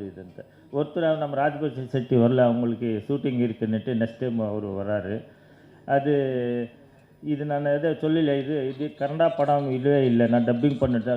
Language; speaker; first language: Tamil; non-native, learner; Kannada